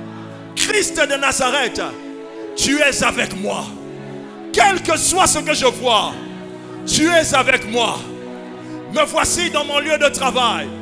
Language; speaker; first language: French; non-native, local second language; Lingala